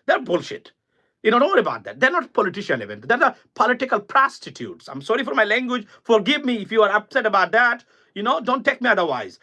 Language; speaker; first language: English; non-native, local second language; Bangla